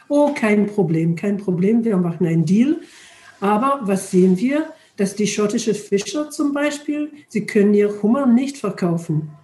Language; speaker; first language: German; non-native, learner; English